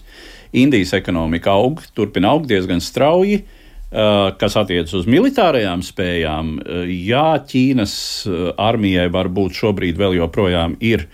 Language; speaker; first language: Latvian; native; Latvian